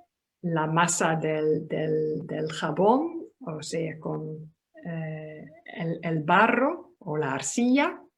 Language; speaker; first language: Spanish; non-native, fluent; Dutch